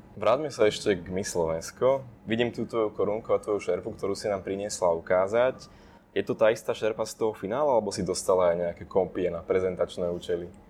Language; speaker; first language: Slovak; native; Slovak